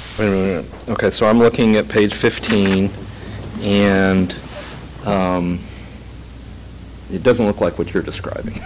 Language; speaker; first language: English; native; English